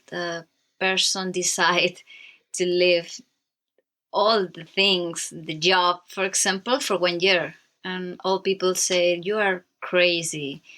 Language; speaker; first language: English; non-native, learner; Spanish